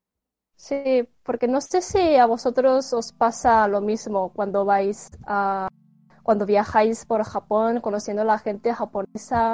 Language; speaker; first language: Spanish; non-native, fluent; Japanese